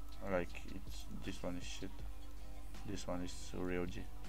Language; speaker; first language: English; non-native, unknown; Bulgarian